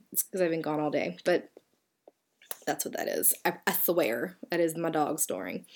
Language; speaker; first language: English; native; English